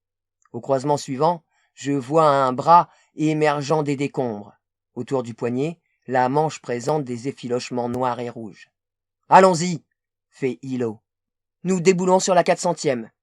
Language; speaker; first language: French; native; French